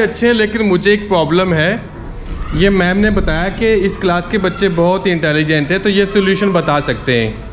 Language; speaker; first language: Hindi; native; Hindi